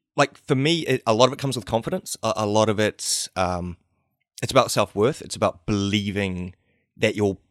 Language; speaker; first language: English; native; English